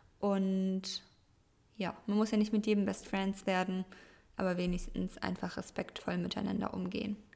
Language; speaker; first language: German; early bilingual, other home language; Russian